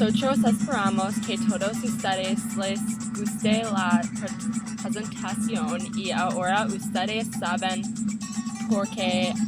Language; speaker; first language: Spanish; non-native, learner; English